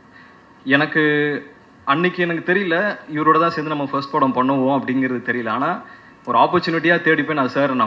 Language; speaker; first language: Tamil; native; Tamil